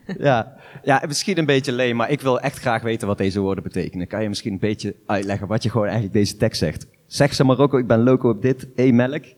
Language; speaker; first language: Dutch; native; Dutch